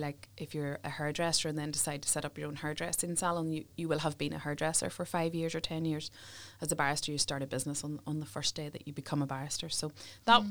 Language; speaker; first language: English; native; English